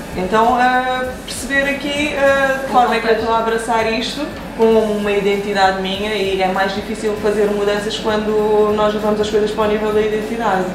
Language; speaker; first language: Portuguese; non-native, local second language; Kabuverdianu